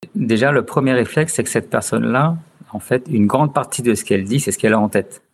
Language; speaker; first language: French; native; French